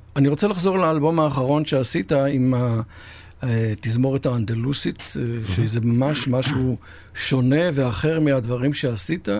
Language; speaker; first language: Hebrew; native; Hebrew